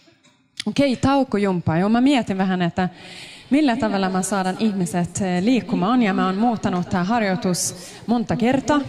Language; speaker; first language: Finnish; non-native, local second language; Swedish